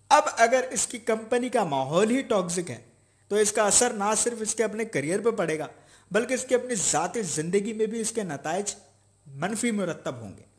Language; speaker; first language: Urdu; native; Urdu